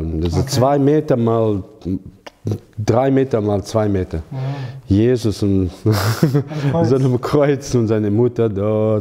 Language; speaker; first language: German; non-native, learner; Croatian